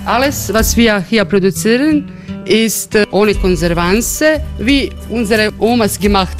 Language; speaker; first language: German; non-native, learner; Croatian